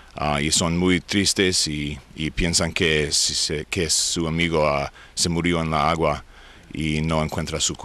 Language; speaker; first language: Spanish; non-native, learner; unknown